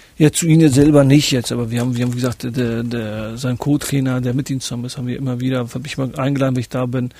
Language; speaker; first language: German; early bilingual, other home language; Kurdish